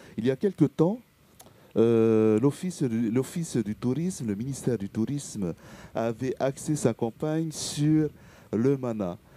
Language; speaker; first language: French; native; French